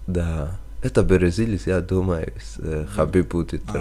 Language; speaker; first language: Russian; non-native, learner; Persian